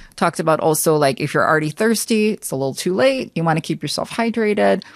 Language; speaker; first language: English; native; English